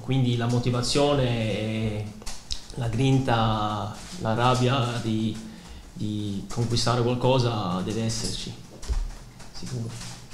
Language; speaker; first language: Italian; non-native, fluent; Swiss German